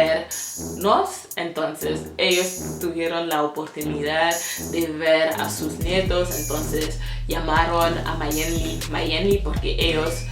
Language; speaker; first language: Spanish; non-native, fluent; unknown